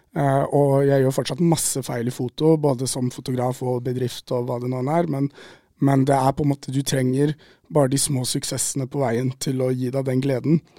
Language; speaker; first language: Norwegian; native; Norwegian